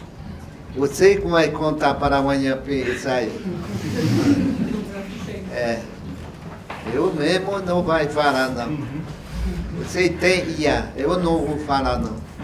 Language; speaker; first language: Portuguese; non-native, local second language; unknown